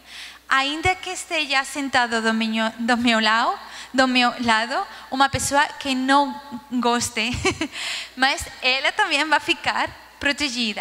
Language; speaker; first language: Portuguese; non-native, learner; Spanish